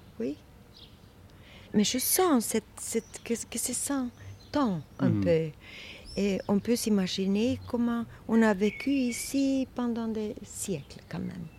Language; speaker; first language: French; non-native, fluent; Swedish